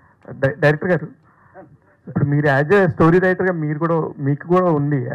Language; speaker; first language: Telugu; native; Telugu